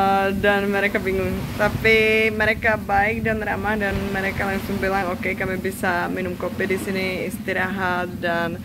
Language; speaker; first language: Indonesian; non-native, fluent; Czech